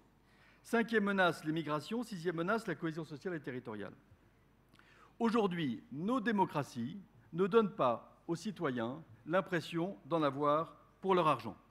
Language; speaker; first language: French; native; French